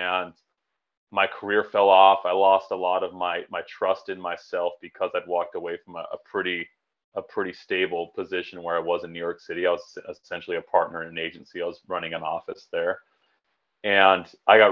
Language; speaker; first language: English; native; English